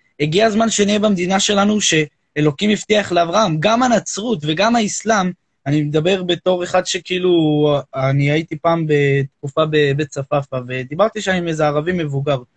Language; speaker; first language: Hebrew; native; Hebrew